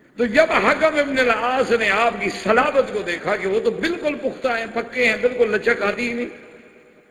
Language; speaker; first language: Urdu; non-native, local second language; Punjabi